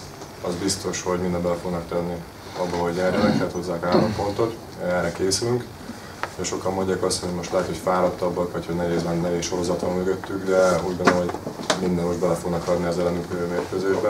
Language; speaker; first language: Hungarian; native; Hungarian